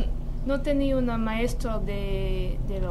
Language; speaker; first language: Spanish; non-native, learner; English